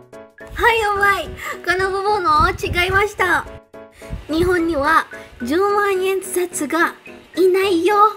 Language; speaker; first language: Japanese; non-native, learner; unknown